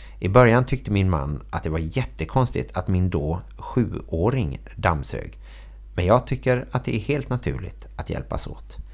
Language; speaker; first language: Swedish; native; Swedish